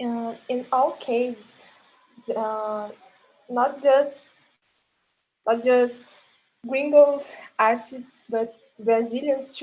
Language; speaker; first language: English; non-native, learner; Portuguese